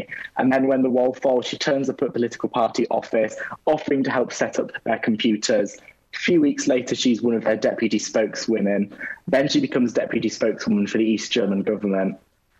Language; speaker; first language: English; native; English